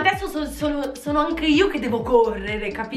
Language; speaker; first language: Italian; native; Italian